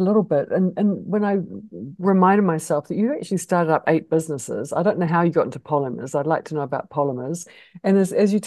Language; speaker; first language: English; native; English